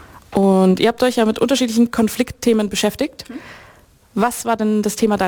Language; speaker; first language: German; native; German